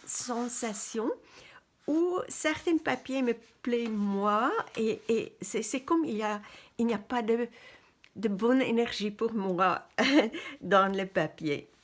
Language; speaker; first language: French; non-native, fluent; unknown